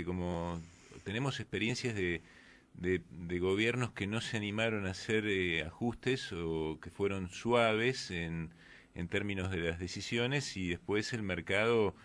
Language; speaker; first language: Spanish; native; Spanish